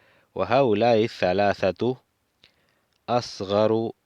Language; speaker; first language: Arabic; non-native, fluent; Spanish